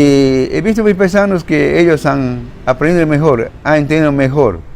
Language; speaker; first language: Spanish; non-native, local second language; Shipibo-Conibo